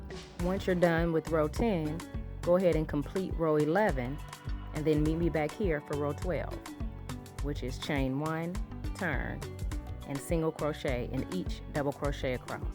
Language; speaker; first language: English; native; English